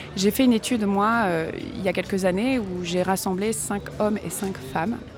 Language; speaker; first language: French; native; French